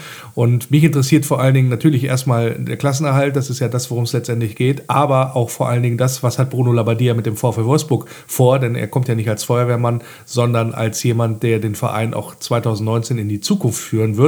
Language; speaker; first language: German; native; German